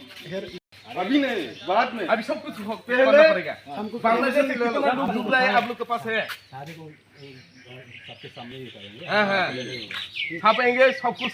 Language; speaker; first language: Hindi; non-native, local second language; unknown